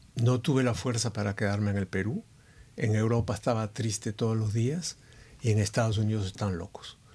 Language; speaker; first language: Spanish; native; Spanish